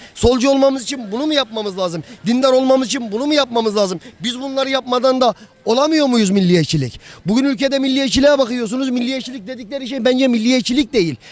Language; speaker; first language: Turkish; native; Turkish